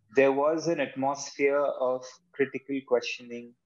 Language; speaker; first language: English; non-native, local second language; Hindi